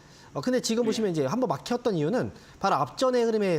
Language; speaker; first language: Korean; native; Korean